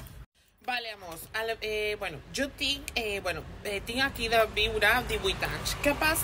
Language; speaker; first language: Catalan; early bilingual, other home language; Spanish